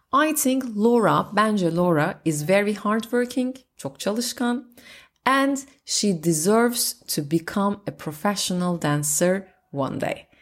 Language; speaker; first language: English; non-native, fluent; Turkish